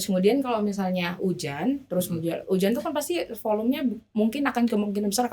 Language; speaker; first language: Indonesian; native; Indonesian